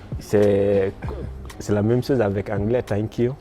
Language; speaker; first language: French; non-native, learner; Krio